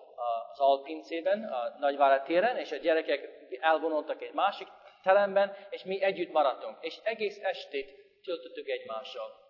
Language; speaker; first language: Hungarian; non-native, fluent; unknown